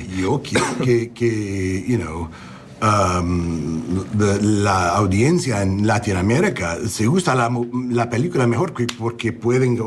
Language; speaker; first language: Spanish; non-native, fluent; English